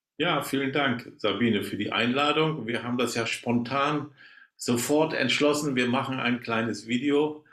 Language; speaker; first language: German; native; German